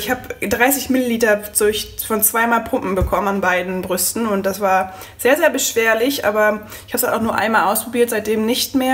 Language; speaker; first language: German; native; German